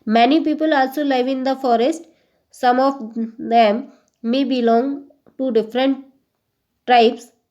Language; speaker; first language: English; non-native, local second language; Hindi